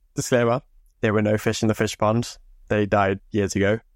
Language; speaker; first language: English; native; English